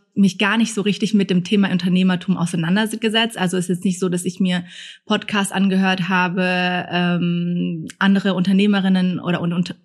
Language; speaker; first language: German; early bilingual, other home language; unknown